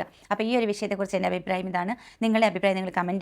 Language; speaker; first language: Malayalam; native; Malayalam